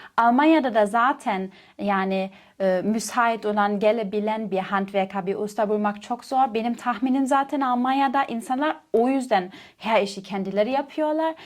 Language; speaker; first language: Turkish; non-native, fluent; German